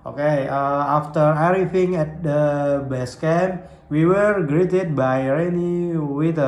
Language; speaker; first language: English; non-native, learner; Indonesian